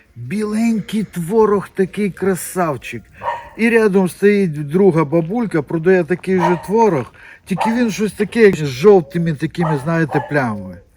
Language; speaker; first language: Ukrainian; native; Ukrainian